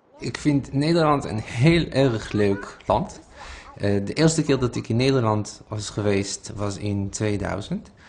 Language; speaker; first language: Dutch; non-native, fluent; Hebrew